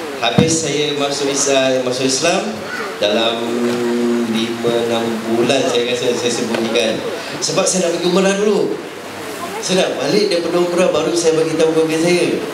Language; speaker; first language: Malay; non-native, local second language; Chinese